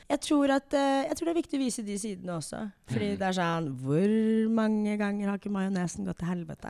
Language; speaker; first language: Norwegian; early bilingual, other home language; English